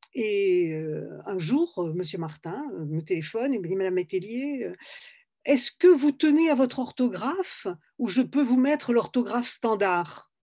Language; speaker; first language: French; native; French